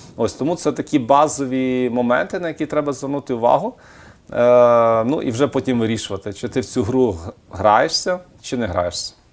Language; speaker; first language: Ukrainian; native; Ukrainian